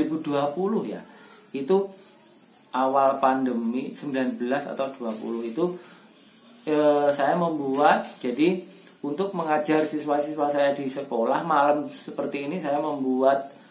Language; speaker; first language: Indonesian; non-native, local second language; Javanese